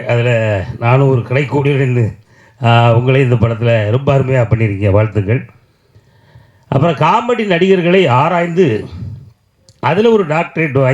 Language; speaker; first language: Tamil; native; Tamil